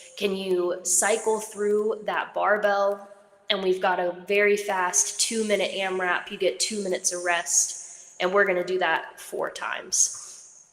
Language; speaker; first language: English; native; English